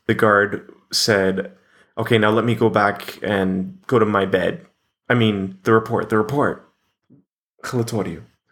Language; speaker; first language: English; native; English